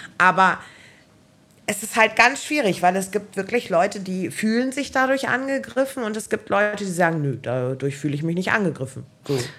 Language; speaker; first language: German; native; German